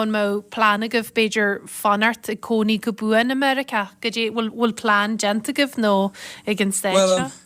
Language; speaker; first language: Irish; native; Irish